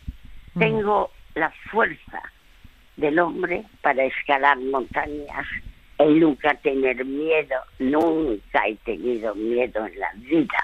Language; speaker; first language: Spanish; early bilingual, other home language; French